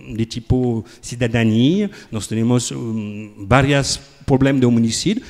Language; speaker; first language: Portuguese; non-native, learner; French